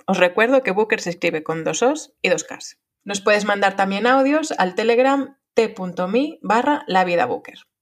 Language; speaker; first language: Spanish; non-native, fluent; French